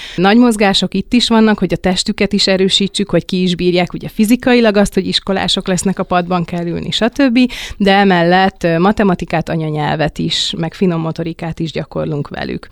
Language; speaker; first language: Hungarian; native; Hungarian